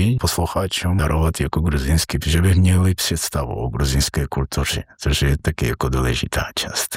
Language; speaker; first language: Czech; non-native, learner; Georgian